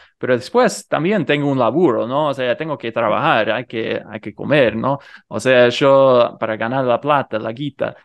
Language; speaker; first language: Spanish; non-native, fluent; English